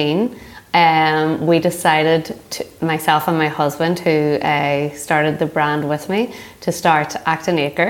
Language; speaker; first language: English; native; English